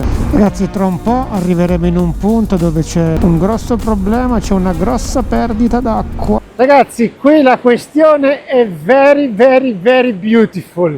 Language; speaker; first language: Italian; native; Italian